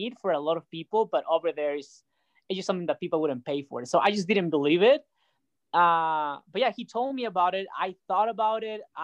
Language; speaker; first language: English; non-native, fluent; Spanish